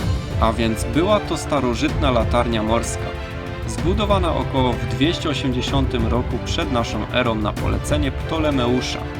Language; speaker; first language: Polish; native; Polish